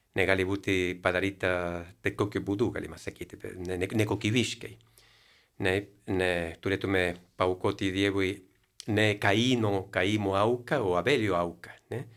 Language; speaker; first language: Lithuanian; non-native, fluent; Spanish